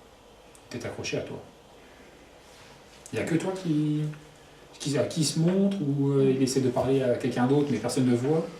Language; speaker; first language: French; native; French